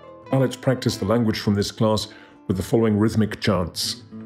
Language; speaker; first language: English; native; English